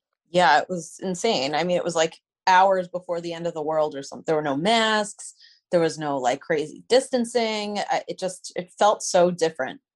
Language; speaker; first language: English; native; English